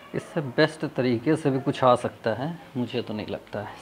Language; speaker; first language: Hindi; native; Hindi